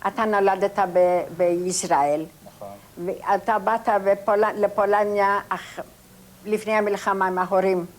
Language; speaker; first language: Hebrew; non-native, fluent; Polish